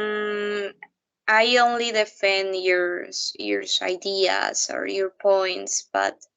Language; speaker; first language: English; non-native, learner; Spanish